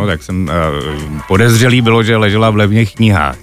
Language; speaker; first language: Czech; native; Czech